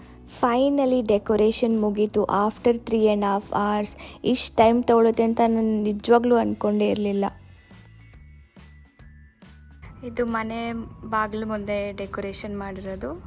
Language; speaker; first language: Kannada; native; Kannada